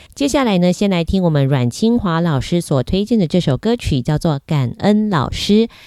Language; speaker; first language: Chinese; native; Chinese